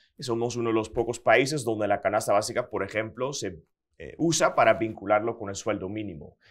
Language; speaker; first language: Spanish; non-native, fluent; Dutch